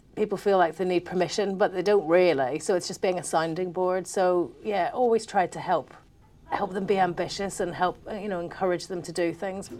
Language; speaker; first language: English; native; English